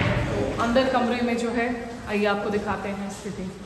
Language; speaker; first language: Hindi; native; Hindi